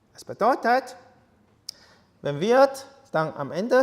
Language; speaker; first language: German; non-native, learner; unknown